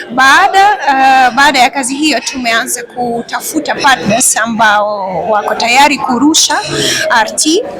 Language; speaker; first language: Swahili; non-native, fluent; Russian